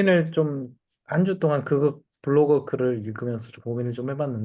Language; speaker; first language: Korean; native; Korean